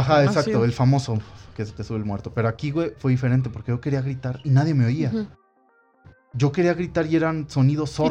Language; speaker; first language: Spanish; native; Spanish